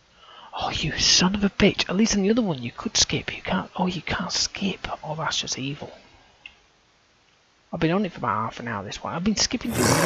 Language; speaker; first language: English; native; English